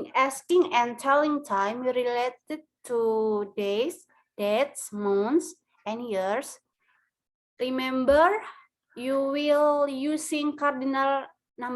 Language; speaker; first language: English; non-native, learner; Indonesian